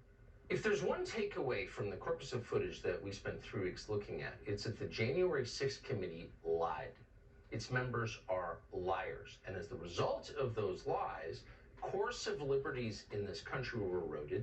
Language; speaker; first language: English; native; English